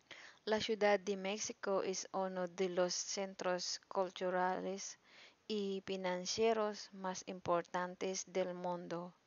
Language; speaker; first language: Spanish; non-native, learner; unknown